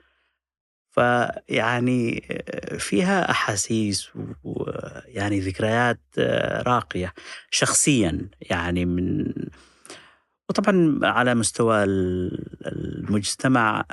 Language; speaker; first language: Arabic; non-native, fluent; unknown